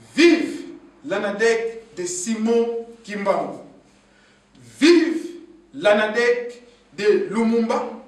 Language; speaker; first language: French; non-native, local second language; Lingala